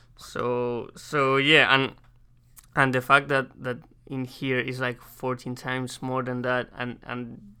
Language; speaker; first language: English; non-native, fluent; Spanish